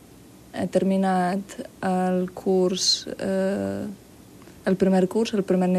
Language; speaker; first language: Catalan; non-native, learner; Croatian